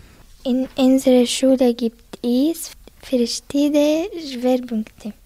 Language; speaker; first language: German; non-native, learner; Arabic